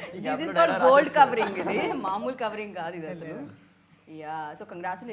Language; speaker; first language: Telugu; native; Telugu